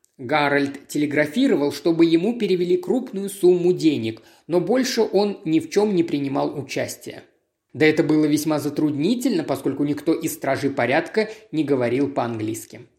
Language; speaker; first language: Russian; native; Russian